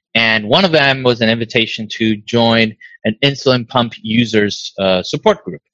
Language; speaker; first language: English; non-native, fluent; Spanish